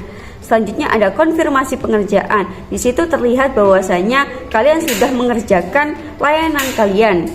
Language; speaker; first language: Indonesian; native; Indonesian